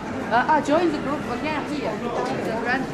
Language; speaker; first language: English; non-native, learner; French